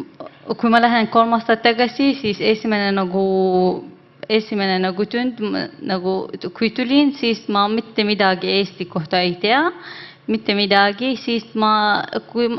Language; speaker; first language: Estonian; non-native, learner; Arabic